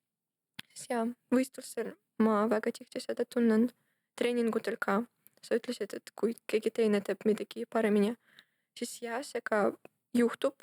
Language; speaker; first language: Estonian; non-native, local second language; Russian